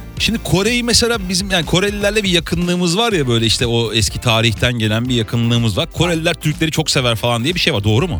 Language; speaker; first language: Turkish; native; Turkish